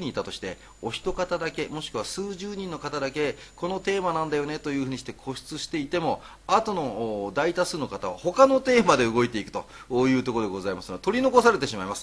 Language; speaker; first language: Japanese; native; Japanese